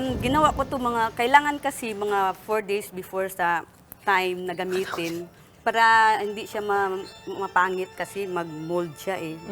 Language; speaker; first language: Filipino; non-native, local second language; Cebuano